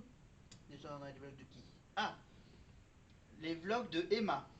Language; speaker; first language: French; native; French